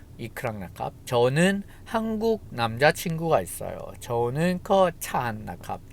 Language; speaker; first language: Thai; non-native, fluent; Korean